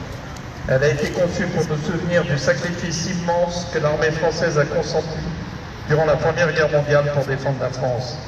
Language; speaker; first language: French; native; French